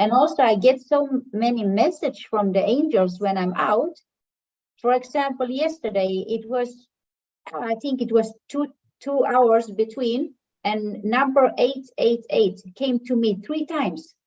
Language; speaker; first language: English; non-native, fluent; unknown